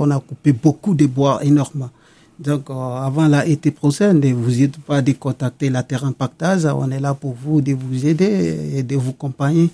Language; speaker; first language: French; non-native, local second language; Bambara